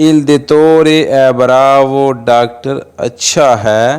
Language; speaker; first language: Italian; non-native, fluent; Urdu